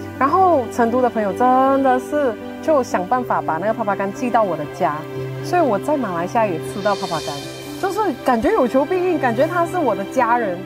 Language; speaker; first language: Chinese; native; Chinese